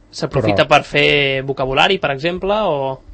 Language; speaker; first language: Catalan; native; Catalan